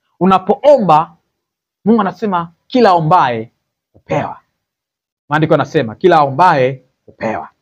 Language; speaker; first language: Swahili; native; Swahili